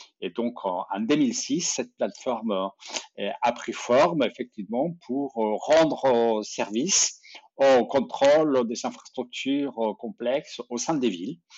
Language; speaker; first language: French; non-native, fluent; Spanish